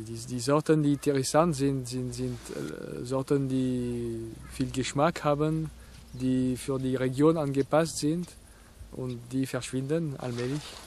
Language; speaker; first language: German; non-native, fluent; French